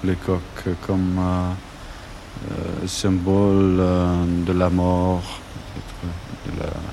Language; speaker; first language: French; non-native, fluent; German